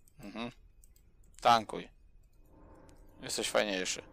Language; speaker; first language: Polish; native; Polish